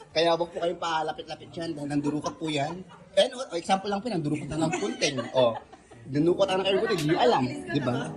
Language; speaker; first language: Filipino; native; Filipino